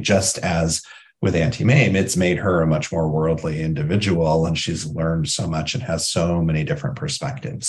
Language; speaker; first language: English; native; English